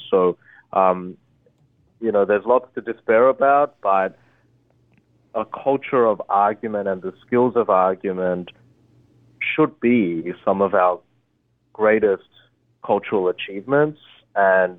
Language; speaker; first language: English; early bilingual, other home language; Korean